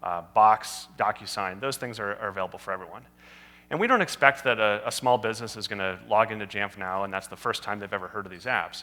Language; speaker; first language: English; native; English